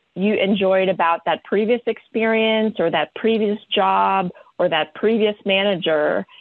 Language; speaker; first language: English; early bilingual, other home language; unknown